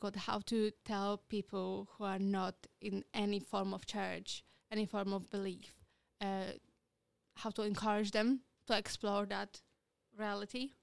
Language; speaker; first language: English; non-native, fluent; Polish